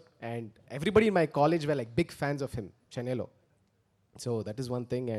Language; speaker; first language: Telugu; early bilingual, heritage; Telugu